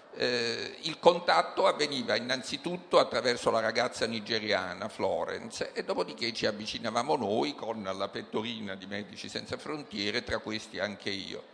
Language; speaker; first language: Italian; native; Italian